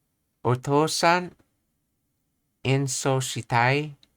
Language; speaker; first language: Japanese; non-native, learner; English